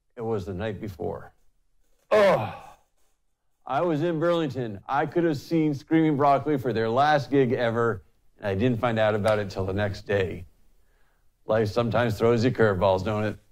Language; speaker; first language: English; native; English